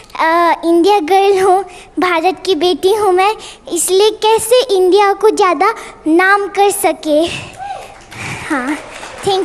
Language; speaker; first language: Hindi; non-native, local second language; Bangla